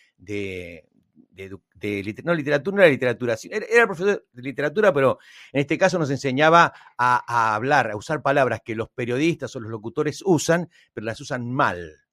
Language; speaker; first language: Spanish; native; Spanish